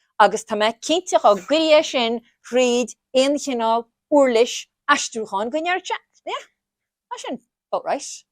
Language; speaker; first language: Irish; native; Irish